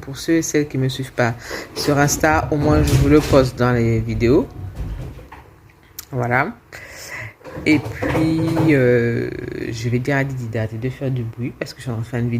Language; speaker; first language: French; native; French